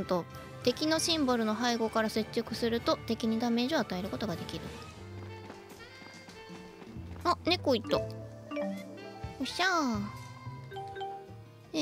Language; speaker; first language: Japanese; native; Japanese